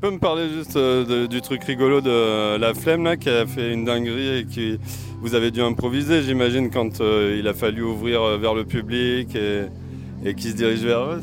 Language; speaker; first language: French; native; French